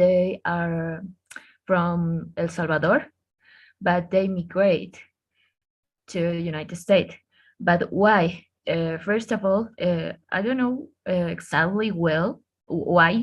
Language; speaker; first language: English; non-native, learner; Spanish